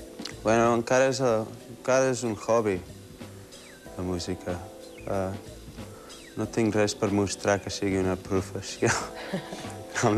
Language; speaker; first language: Catalan; early bilingual, heritage; Catalan